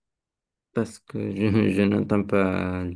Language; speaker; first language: French; non-native, learner; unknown